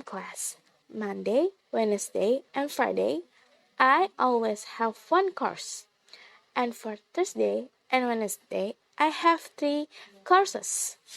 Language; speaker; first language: English; non-native, learner; Indonesian